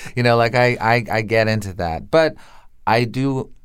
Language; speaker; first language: English; native; English